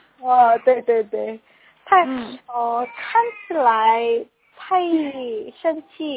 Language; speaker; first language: Chinese; non-native, learner; Korean